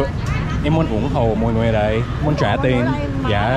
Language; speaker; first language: Vietnamese; early bilingual, heritage; Vietnamese